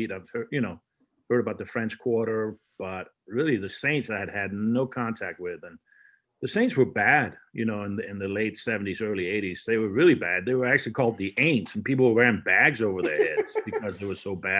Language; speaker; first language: English; non-native, fluent; Danish